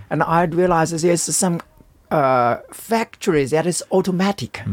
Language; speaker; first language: English; non-native, learner; Chinese